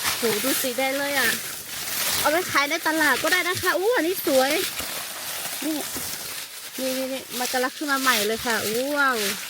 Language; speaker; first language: Thai; non-native, local second language; Lahu